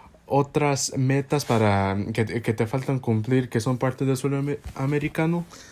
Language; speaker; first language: Spanish; early bilingual, heritage; Spanish